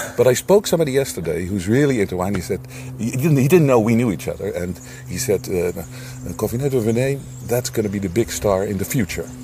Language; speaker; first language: English; non-native, fluent; Dutch